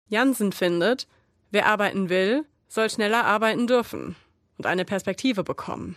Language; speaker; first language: German; native; German